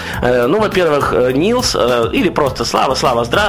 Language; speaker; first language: Russian; native; Russian